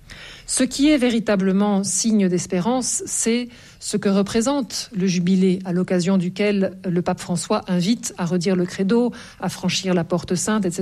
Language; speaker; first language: French; native; French